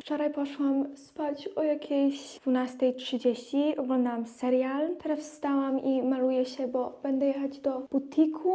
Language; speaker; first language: Polish; early bilingual, heritage; Polish